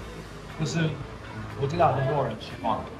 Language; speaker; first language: Chinese; non-native, learner; English